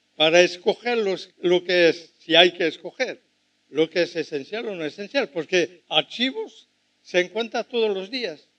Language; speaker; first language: Spanish; non-native, fluent; French